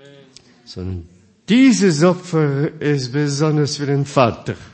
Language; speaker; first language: German; non-native, fluent; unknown